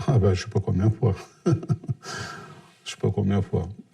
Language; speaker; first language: French; non-native, learner; Turkish